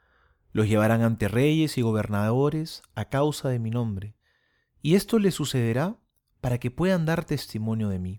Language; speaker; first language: Spanish; native; Spanish